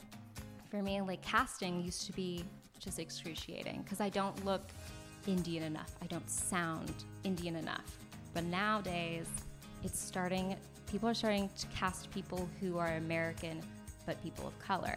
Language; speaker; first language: English; early bilingual, other home language; French